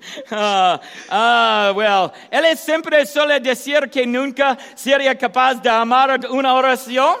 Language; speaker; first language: Spanish; non-native, learner; English